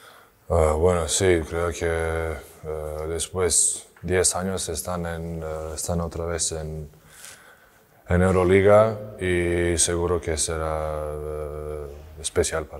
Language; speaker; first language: Spanish; non-native, learner; Serbian